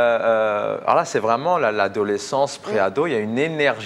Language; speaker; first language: French; native; French